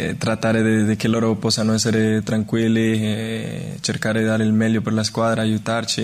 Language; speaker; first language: Italian; non-native, fluent; Spanish